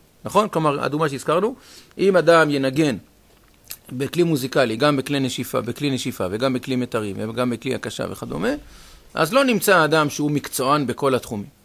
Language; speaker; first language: Hebrew; native; Hebrew